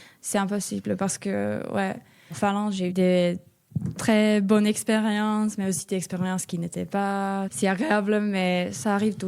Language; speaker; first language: French; non-native, fluent; Finnish